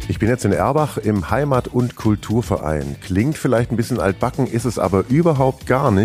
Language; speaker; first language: German; native; German